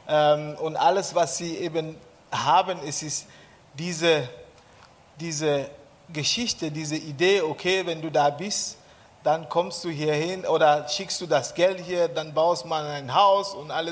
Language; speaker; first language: German; non-native, fluent; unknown